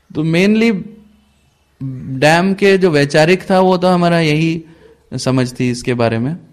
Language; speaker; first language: Hindi; native; Hindi